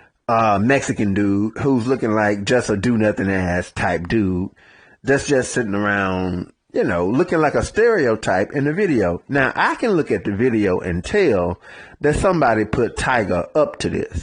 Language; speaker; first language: English; native; English